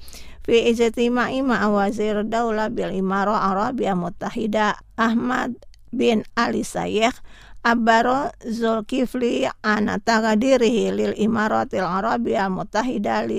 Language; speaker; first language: Arabic; non-native, fluent; Indonesian